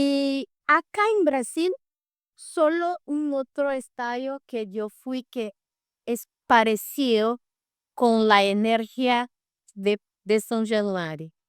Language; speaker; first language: Spanish; non-native, fluent; Portuguese